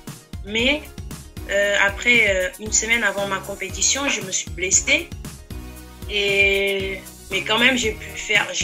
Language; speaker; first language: French; non-native, fluent; Portuguese